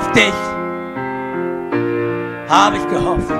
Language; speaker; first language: German; native; German